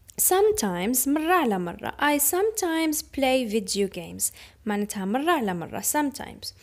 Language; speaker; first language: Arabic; native; Arabic